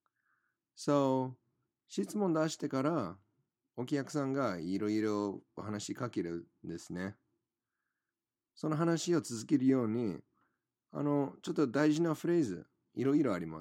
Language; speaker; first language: Japanese; non-native, fluent; English